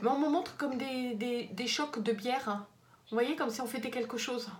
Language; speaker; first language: French; native; French